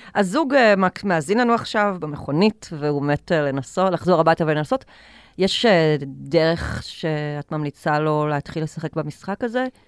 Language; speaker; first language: Hebrew; native; Hebrew